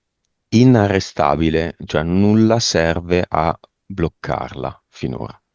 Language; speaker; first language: Italian; native; Italian